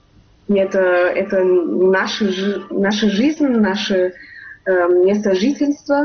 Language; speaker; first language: Russian; non-native, fluent; German